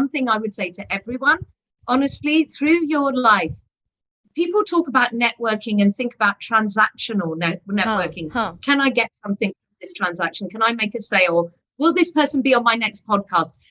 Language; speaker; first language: English; native; English